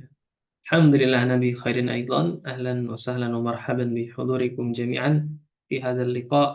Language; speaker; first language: Arabic; non-native, fluent; Indonesian